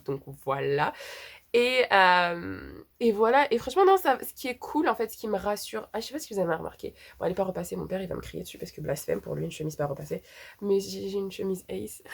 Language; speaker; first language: French; native; French